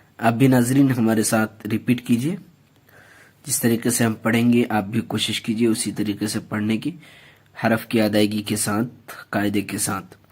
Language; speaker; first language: Urdu; native; Urdu